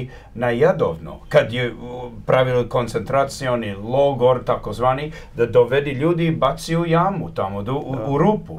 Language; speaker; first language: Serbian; early bilingual, heritage; Croatian